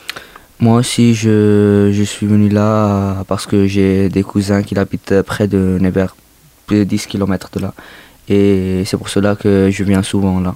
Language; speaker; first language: French; non-native, learner; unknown